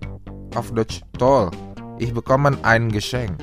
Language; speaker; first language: German; non-native, fluent; Indonesian